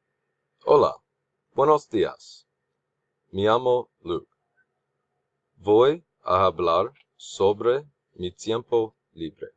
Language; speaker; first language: Spanish; non-native, learner; English